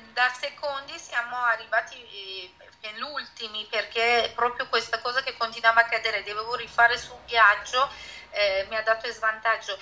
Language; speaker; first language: Italian; non-native, fluent; Persian